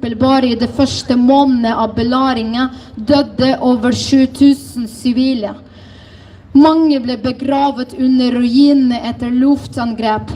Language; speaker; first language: Norwegian; non-native, fluent; Ukrainian